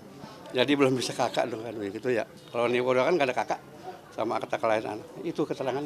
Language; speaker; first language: Indonesian; native; Indonesian